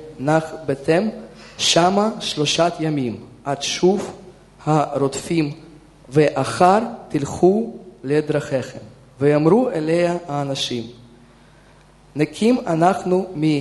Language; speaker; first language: Hebrew; non-native, fluent; Russian